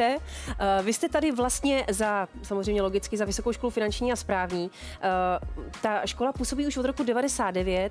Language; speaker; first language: Czech; native; Czech